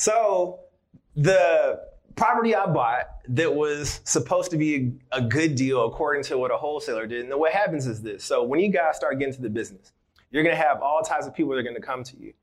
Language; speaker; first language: English; native; English